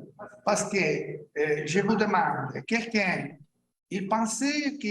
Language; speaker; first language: French; non-native, learner; Italian